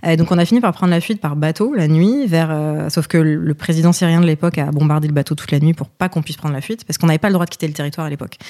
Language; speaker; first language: French; early bilingual, other home language; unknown